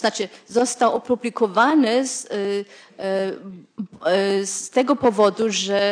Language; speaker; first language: Polish; non-native, fluent; German